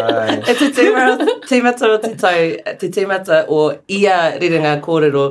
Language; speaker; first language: Māori; non-native, learner; English